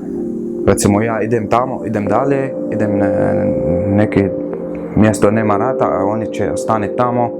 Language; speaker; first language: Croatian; non-native, learner; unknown